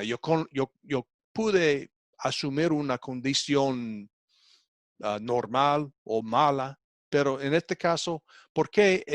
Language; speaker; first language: Spanish; non-native, fluent; English